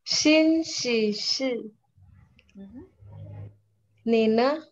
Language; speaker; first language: Chinese; non-native, learner; Indonesian